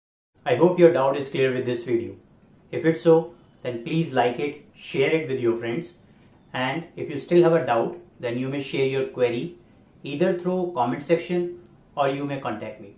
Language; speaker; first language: English; non-native, local second language; Hindi